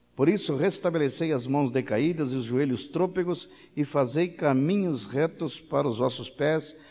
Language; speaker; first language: Portuguese; native; Portuguese